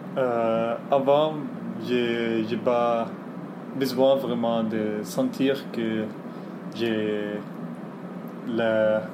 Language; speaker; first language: French; non-native, learner; Arabic